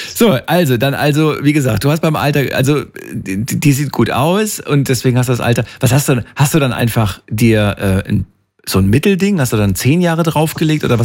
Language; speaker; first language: German; native; German